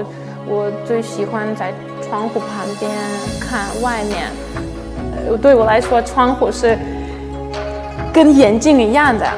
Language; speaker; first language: Chinese; non-native, fluent; Russian